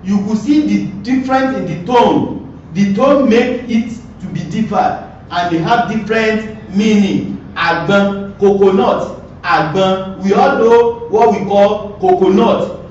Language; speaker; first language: English; non-native, local second language; Yoruba